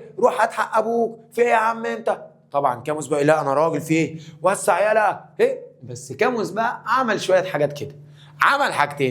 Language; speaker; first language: Arabic; native; Arabic